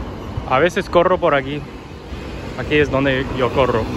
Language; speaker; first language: Spanish; early bilingual, heritage; English